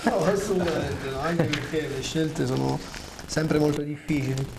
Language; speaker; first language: Italian; native; Italian